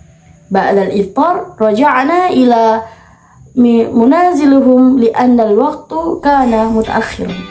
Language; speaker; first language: Arabic; non-native, learner; Indonesian